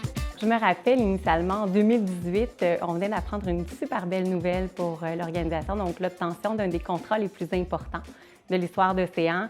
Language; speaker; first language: French; native; French